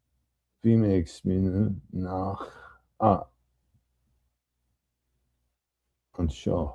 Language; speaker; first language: Irish; non-native, learner; English